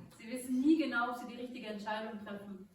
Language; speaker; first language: German; native; German